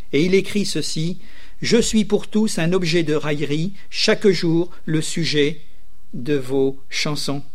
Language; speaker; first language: French; native; French